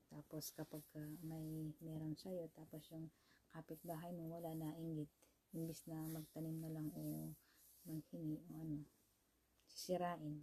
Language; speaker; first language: Filipino; native; Filipino